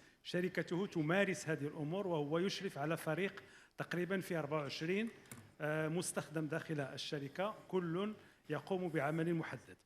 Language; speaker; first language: Arabic; native; Arabic